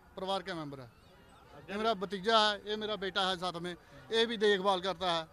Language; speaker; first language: Hindi; native; Hindi